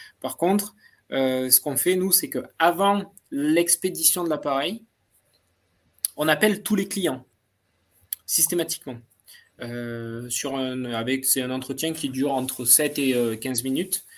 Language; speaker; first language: French; native; French